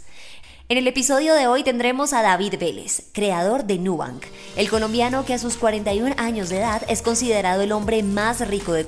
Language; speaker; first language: Spanish; native; Spanish